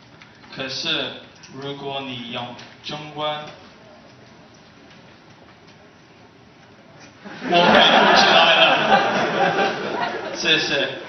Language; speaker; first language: Chinese; non-native, learner; English